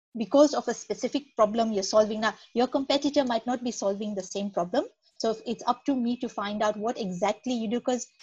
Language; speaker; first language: English; non-native, local second language; Gujarati